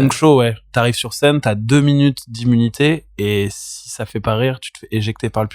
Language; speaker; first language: French; native; French